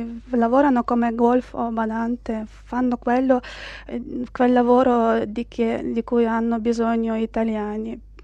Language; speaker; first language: Italian; non-native, fluent; Ukrainian